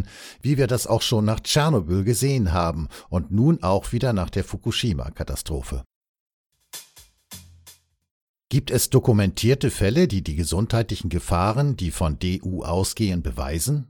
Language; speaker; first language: German; native; German